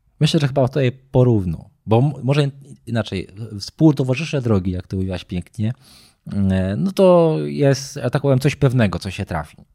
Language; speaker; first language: Polish; native; Polish